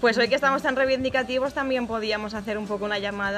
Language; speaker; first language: Spanish; native; Spanish